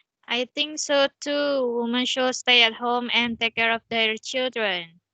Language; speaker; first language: English; non-native, learner; Indonesian